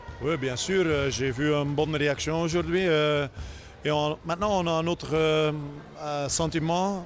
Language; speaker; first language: French; non-native, fluent; Dutch